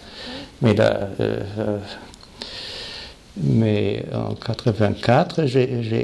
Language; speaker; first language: French; non-native, fluent; German